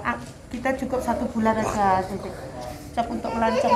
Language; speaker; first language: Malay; non-native, local second language; Javanese